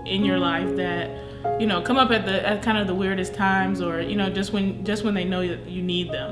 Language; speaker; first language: English; native; English